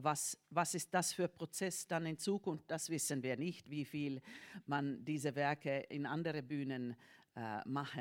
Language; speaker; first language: German; non-native, fluent; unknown